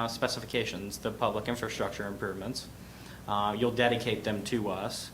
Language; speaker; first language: English; native; English